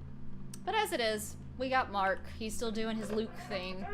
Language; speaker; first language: English; native; English